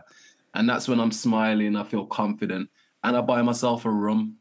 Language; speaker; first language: English; native; English